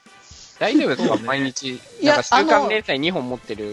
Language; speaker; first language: Japanese; native; Japanese